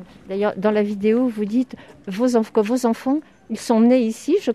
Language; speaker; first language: French; native; French